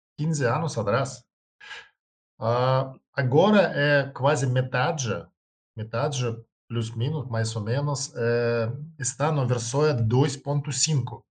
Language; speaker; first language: Portuguese; non-native, learner; Russian